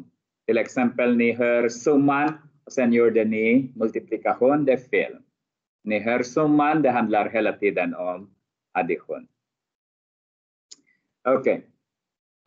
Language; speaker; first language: Swedish; non-native, fluent; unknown